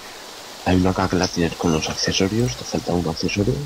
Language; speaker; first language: Spanish; native; Spanish